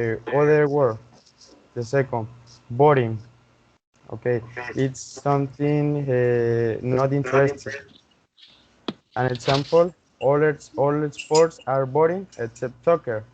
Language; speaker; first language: English; non-native, learner; Spanish